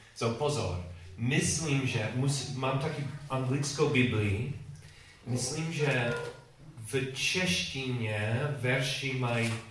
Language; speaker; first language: Czech; non-native, learner; English